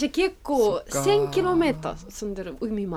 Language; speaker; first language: Japanese; non-native, learner; Russian